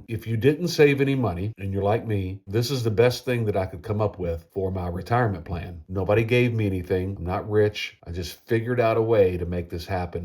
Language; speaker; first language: English; native; English